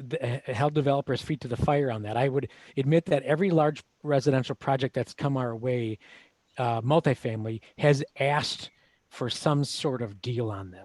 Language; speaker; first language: English; native; English